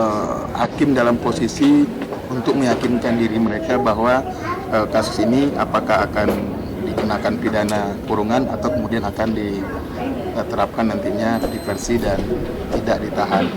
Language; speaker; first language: Indonesian; native; Indonesian